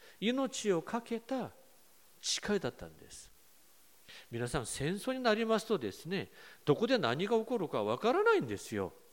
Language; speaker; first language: Japanese; non-native, fluent; Korean